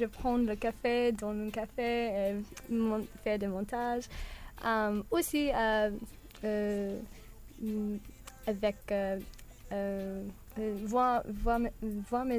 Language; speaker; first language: French; non-native, learner; English